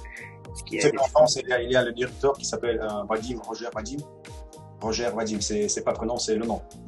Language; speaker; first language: French; non-native, learner; Russian